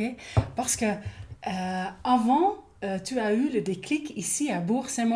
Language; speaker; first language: French; non-native, learner; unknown